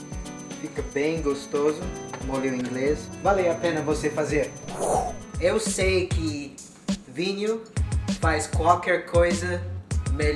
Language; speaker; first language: Portuguese; non-native, learner; English